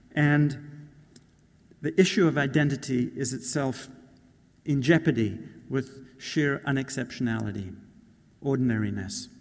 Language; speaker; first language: English; native; English